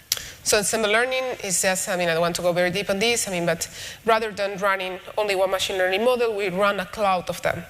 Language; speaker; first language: English; non-native, fluent; Spanish